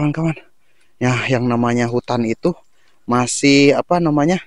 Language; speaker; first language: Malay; non-native, local second language; Sundanese